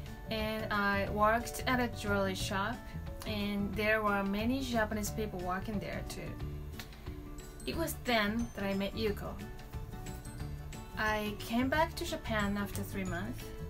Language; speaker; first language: English; non-native, fluent; Japanese